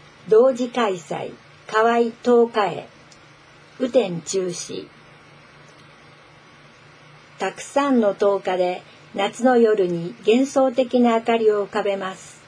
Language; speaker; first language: Japanese; native; Japanese